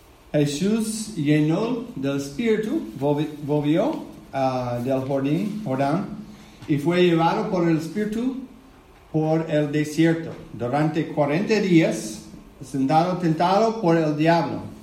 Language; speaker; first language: Spanish; non-native, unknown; English